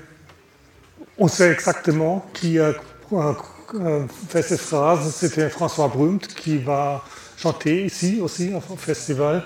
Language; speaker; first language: French; non-native, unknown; German